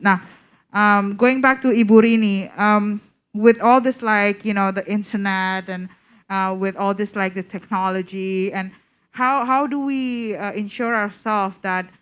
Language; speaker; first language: English; non-native, fluent; Indonesian